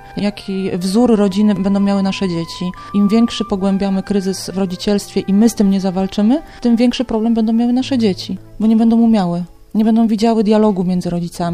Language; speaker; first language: Polish; native; Polish